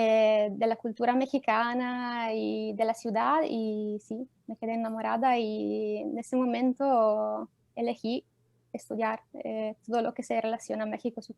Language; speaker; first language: Spanish; non-native, fluent; Italian